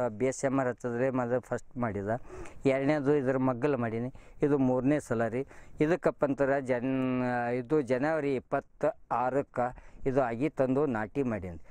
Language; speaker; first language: Kannada; native; Kannada